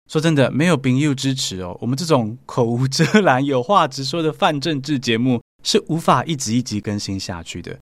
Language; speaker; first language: Chinese; native; Chinese